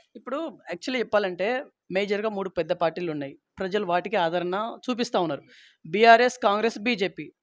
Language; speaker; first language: Telugu; native; Telugu